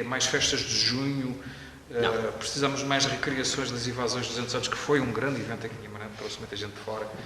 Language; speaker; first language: Portuguese; native; Portuguese